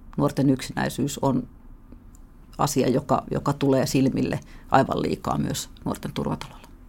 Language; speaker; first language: Finnish; native; Finnish